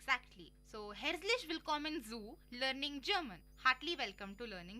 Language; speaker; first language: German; non-native, learner; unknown